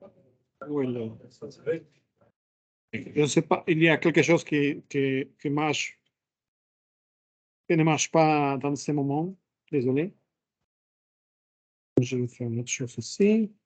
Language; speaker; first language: French; non-native, fluent; Spanish